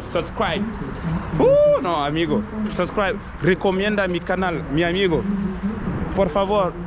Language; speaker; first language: Spanish; non-native, learner; French